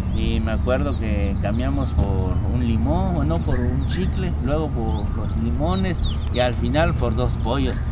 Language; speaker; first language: Spanish; non-native, local second language; Tzotzil